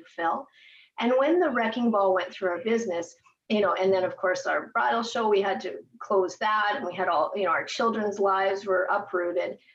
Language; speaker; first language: English; native; English